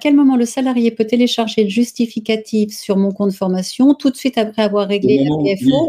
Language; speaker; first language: French; native; French